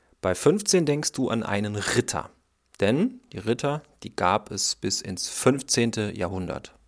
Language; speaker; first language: German; native; German